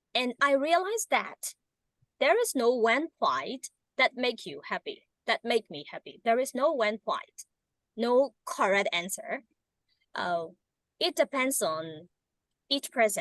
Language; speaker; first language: English; non-native, learner; Burmese